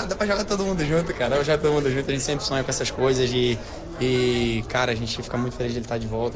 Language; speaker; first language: Portuguese; native; Portuguese